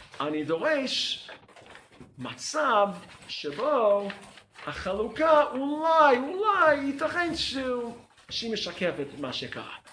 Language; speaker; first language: Hebrew; non-native, fluent; English